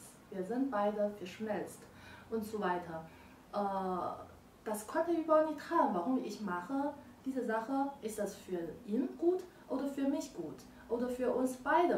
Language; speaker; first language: German; non-native, learner; Chinese